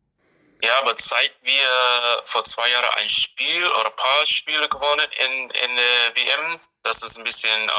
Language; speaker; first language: German; non-native, fluent; English